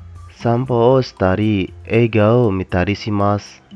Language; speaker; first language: Japanese; non-native, fluent; Indonesian